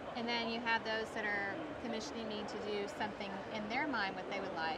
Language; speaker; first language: English; native; English